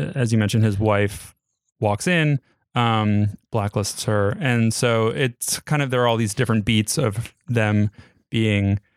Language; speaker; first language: English; native; English